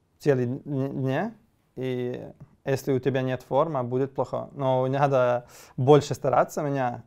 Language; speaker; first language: Russian; non-native, learner; Serbian